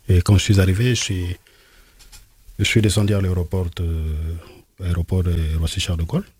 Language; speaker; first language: French; non-native, local second language; Lingala